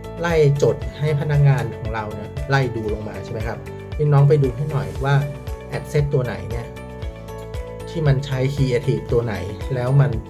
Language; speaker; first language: Thai; native; Thai